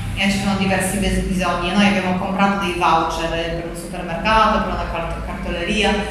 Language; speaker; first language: Italian; non-native, fluent; Polish